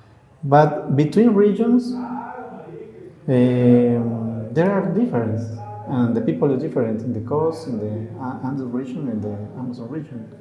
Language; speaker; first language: English; non-native, learner; Spanish